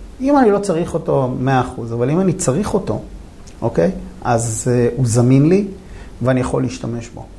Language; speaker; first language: Hebrew; native; Hebrew